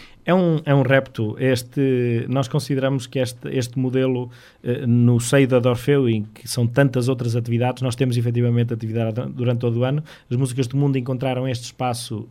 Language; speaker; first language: Portuguese; native; Portuguese